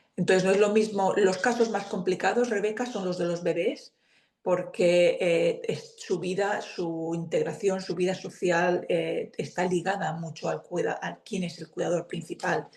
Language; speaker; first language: Spanish; native; Spanish